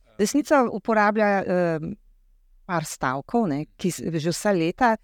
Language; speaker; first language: Slovenian; native; Slovenian